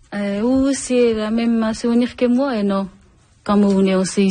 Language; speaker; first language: French; non-native, learner; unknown